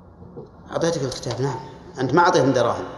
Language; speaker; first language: Arabic; native; Arabic